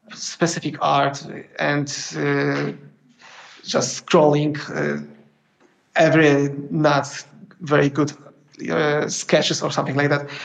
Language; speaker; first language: English; non-native, fluent; Polish